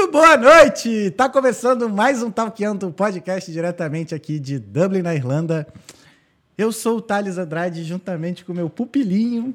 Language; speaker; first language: Portuguese; native; Portuguese